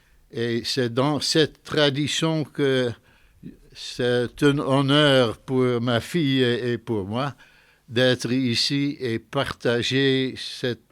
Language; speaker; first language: French; non-native, fluent; Dutch